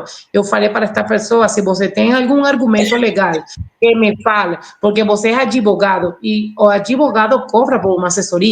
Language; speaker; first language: Portuguese; non-native, learner; Spanish